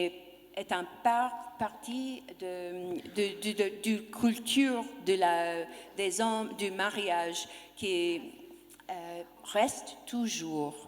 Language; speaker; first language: French; non-native, learner; English